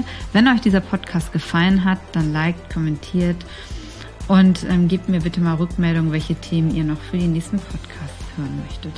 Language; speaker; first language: German; native; German